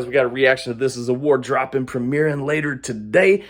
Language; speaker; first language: English; native; English